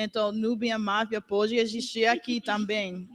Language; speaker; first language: Portuguese; non-native, learner; English